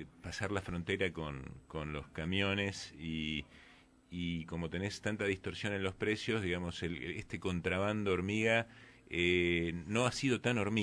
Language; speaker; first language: Spanish; native; Spanish